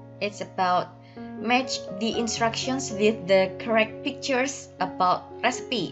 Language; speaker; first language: English; non-native, fluent; Indonesian